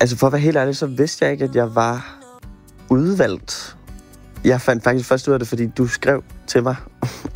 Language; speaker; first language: Danish; native; Danish